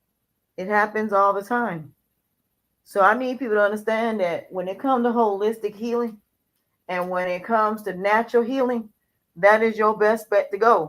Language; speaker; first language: English; native; English